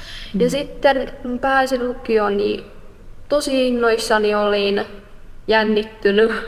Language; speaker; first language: Finnish; non-native, fluent; Persian